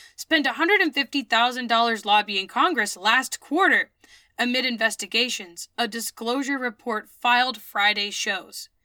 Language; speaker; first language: English; early bilingual, other home language; Spanish